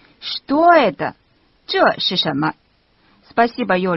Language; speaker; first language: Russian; non-native, fluent; Chinese